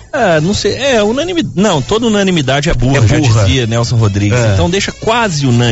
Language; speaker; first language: Portuguese; native; Portuguese